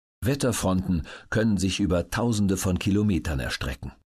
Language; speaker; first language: German; native; German